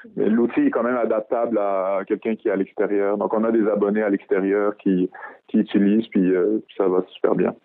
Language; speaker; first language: French; early bilingual, other home language; Arabic